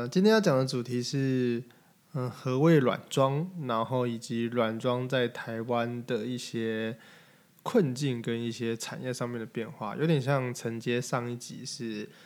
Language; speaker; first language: Chinese; native; Chinese